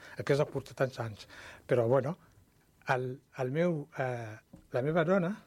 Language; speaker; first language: Catalan; non-native, fluent; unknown